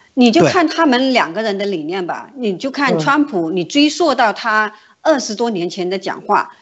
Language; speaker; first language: Chinese; native; Chinese